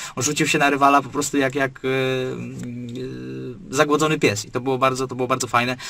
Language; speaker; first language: Polish; native; Polish